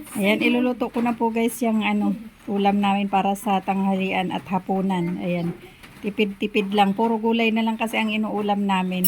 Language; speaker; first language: Filipino; non-native, local second language; Bikol